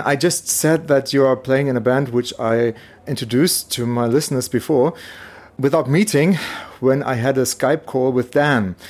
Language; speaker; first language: English; non-native, fluent; German